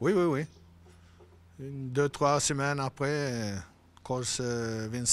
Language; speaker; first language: French; non-native, learner; Swedish